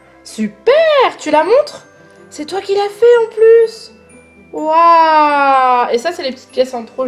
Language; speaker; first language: French; native; French